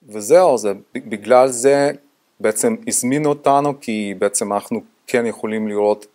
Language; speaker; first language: Hebrew; non-native, fluent; Russian